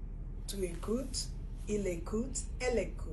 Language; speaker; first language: French; non-native, fluent; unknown